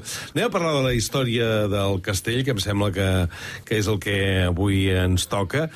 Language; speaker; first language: Catalan; native; Catalan